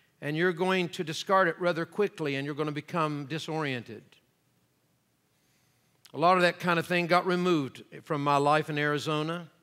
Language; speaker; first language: English; native; English